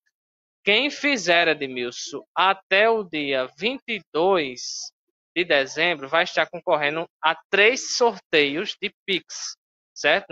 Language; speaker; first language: Portuguese; native; Portuguese